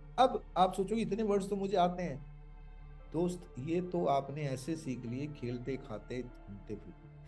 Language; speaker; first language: Hindi; non-native, local second language; Malayalam